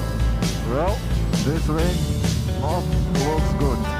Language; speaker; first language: English; non-native, fluent; Croatian